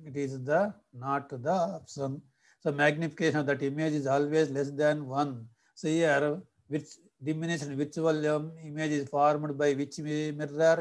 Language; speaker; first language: English; non-native, local second language; Telugu